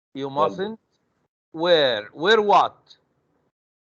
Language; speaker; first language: English; non-native, fluent; Arabic